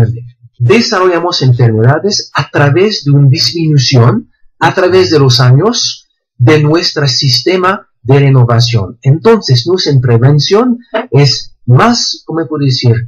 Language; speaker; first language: Spanish; non-native, fluent; French